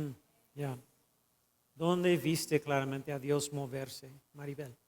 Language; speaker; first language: Spanish; non-native, fluent; English